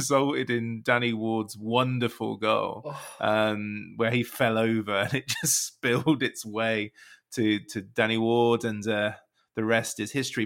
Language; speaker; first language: English; native; English